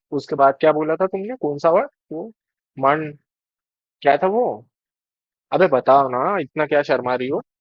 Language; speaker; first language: Hindi; non-native, local second language; Marathi